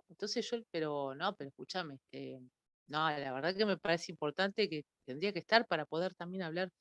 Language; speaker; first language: Spanish; native; Spanish